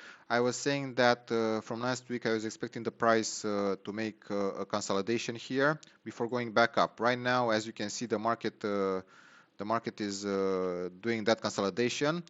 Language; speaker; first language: English; non-native, fluent; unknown